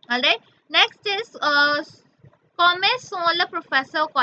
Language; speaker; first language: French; non-native, learner; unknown